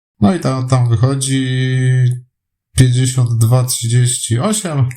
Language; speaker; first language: Polish; native; Polish